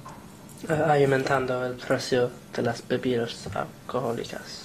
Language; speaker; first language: Spanish; non-native, learner; English